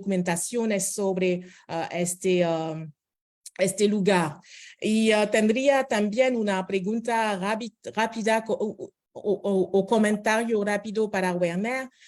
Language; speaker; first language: Spanish; non-native, fluent; French